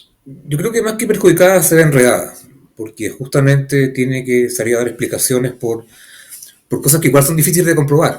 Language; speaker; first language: Spanish; native; Spanish